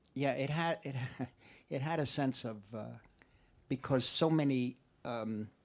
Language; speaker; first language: English; native; English